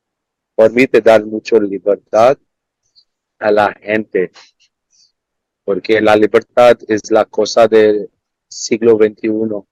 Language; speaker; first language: Spanish; non-native, learner; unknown